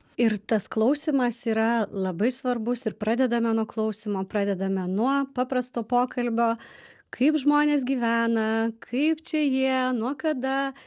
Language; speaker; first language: Lithuanian; native; Lithuanian